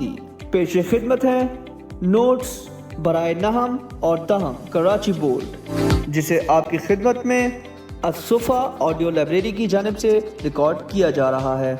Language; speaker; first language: Urdu; native; Urdu